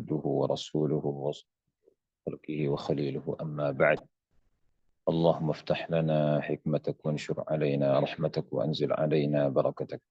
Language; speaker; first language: Arabic; non-native, fluent; Indonesian